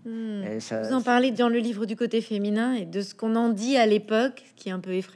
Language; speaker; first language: French; native; French